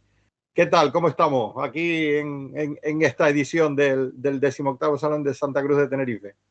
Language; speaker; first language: Spanish; native; Spanish